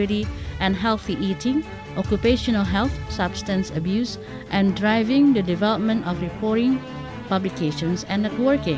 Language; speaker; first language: English; non-native, fluent; Indonesian